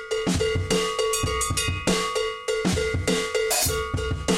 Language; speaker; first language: English; native; English